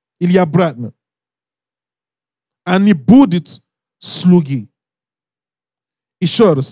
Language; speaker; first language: Russian; non-native, learner; English